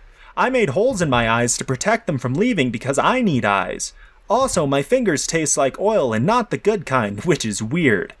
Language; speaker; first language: English; native; English